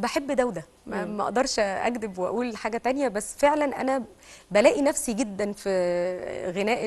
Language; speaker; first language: Arabic; native; Arabic